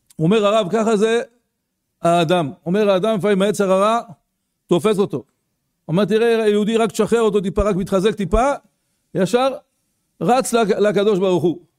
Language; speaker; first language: Hebrew; native; Hebrew